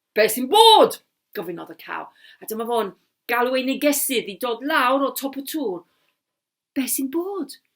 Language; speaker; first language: Welsh; non-native, local second language; English